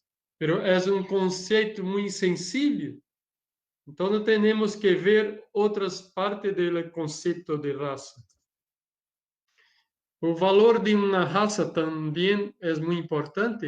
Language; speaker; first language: Spanish; non-native, learner; Portuguese